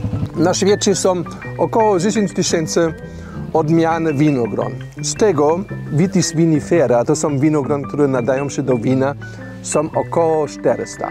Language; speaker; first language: Polish; non-native, learner; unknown